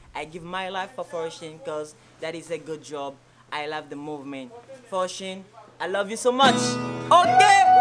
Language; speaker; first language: English; non-native, learner; Haitian Creole